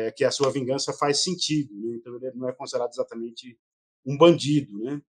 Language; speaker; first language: Portuguese; native; Portuguese